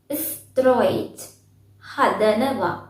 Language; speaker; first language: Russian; non-native, fluent; Sinhala